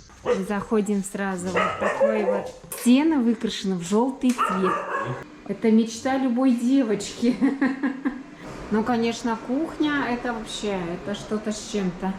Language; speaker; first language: Russian; native; Russian